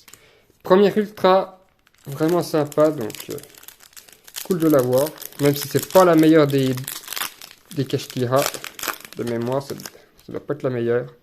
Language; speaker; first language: French; native; French